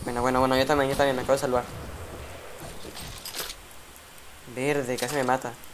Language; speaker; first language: Spanish; native; Spanish